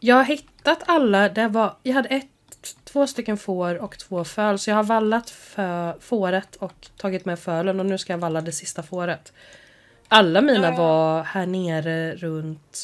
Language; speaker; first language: Swedish; native; Swedish